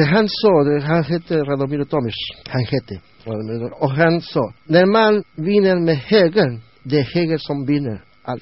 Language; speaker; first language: Swedish; non-native, learner; Spanish